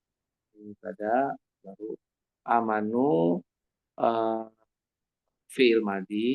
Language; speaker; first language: Arabic; non-native, learner; Indonesian